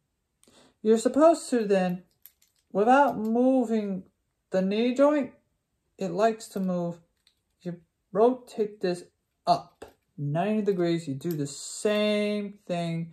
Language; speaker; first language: English; native; English